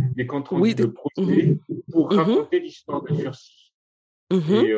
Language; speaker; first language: French; non-native, local second language; Malagasy